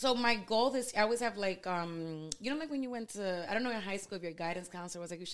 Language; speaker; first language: English; early bilingual, other home language; Spanish